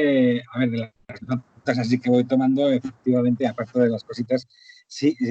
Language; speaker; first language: Spanish; native; Spanish